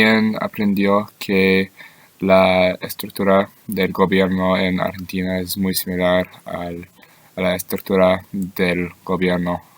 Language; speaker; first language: Spanish; non-native, learner; English